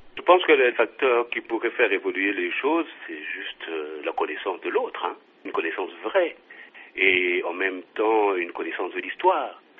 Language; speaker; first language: French; non-native, local second language; Kongo